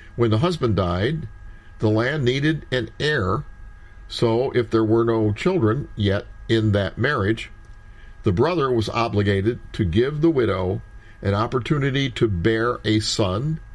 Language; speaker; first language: English; native; English